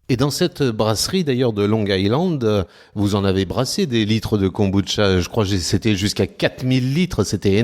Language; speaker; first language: French; native; French